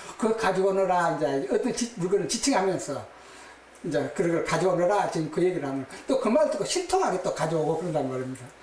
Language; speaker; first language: Korean; native; Korean